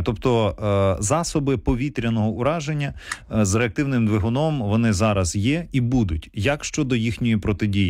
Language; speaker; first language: Ukrainian; native; Ukrainian